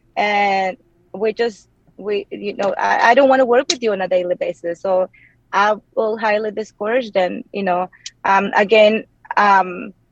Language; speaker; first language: English; non-native, fluent; Spanish